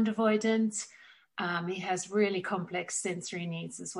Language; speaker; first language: English; native; English